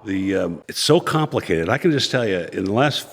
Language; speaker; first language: English; native; English